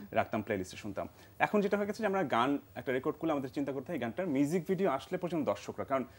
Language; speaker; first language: Bangla; native; Bangla